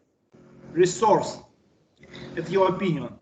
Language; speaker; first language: English; non-native, learner; Russian